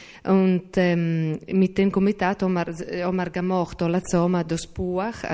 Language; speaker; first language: German; non-native, learner; Italian